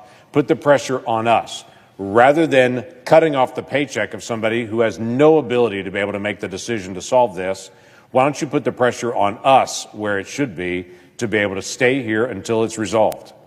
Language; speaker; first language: English; native; English